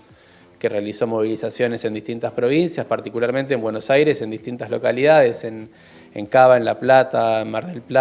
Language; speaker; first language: Spanish; native; Spanish